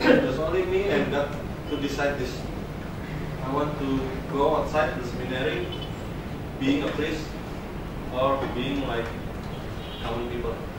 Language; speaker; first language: English; non-native, learner; Indonesian